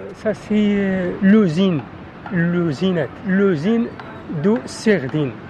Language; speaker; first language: French; non-native, learner; Arabic